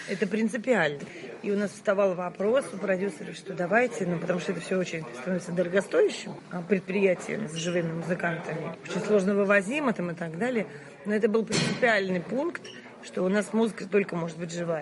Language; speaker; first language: Russian; native; Russian